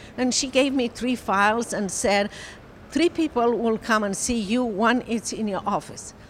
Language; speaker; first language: English; non-native, fluent; Romanian